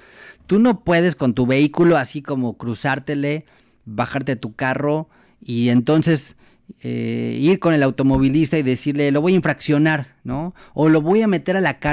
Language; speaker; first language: Spanish; native; Spanish